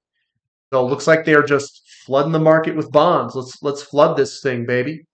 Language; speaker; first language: English; native; English